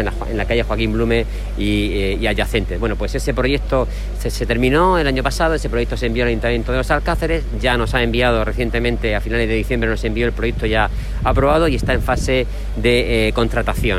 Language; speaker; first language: Spanish; native; Spanish